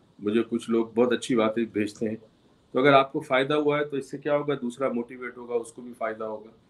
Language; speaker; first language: Urdu; native; Urdu